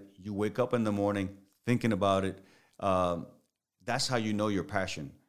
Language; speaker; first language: English; early bilingual, other home language; Spanish